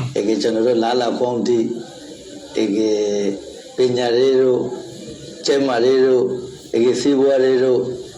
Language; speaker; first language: Burmese; non-native, local second language; Rohingya